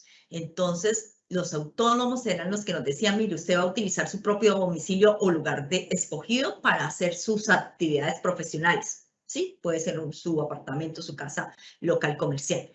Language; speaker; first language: Spanish; native; Spanish